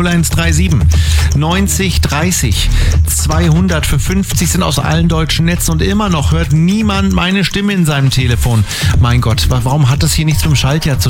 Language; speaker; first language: German; native; German